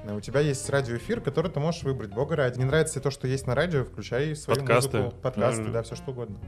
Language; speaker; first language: Russian; native; Russian